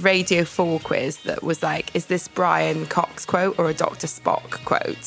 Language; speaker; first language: English; native; English